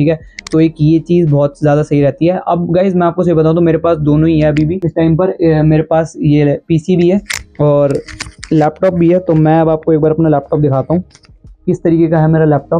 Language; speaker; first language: Hindi; native; Hindi